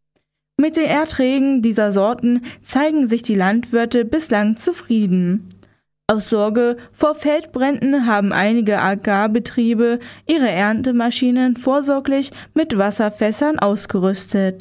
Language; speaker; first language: German; native; German